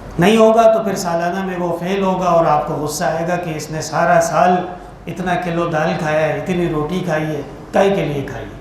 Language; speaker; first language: Urdu; non-native, local second language; Pashto